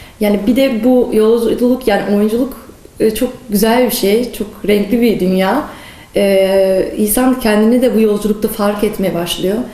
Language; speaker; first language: Turkish; early bilingual, heritage; Turkish